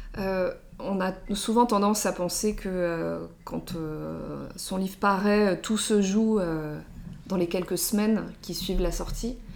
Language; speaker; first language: French; native; French